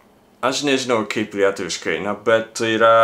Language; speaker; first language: Lithuanian; non-native, fluent; Japanese